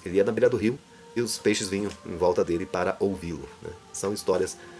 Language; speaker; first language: Portuguese; native; Portuguese